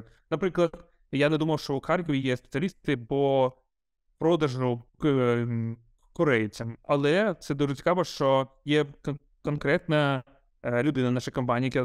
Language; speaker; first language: Ukrainian; non-native, local second language; Russian